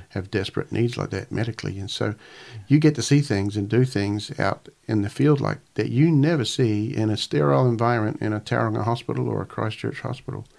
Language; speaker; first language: English; native; English